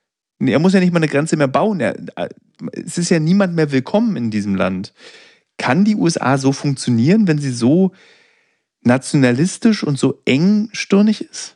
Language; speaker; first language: German; native; German